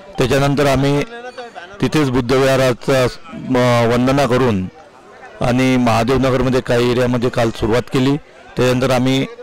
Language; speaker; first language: Marathi; native; Marathi